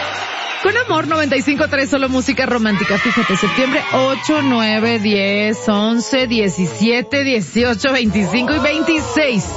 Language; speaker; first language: Spanish; native; Spanish